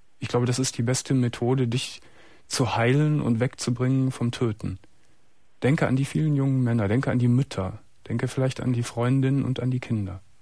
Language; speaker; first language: German; native; German